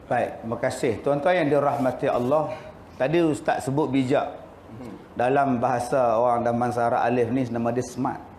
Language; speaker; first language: Malay; native; Malay